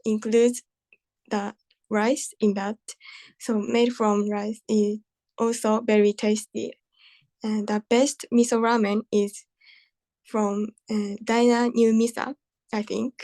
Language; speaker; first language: English; non-native, learner; Japanese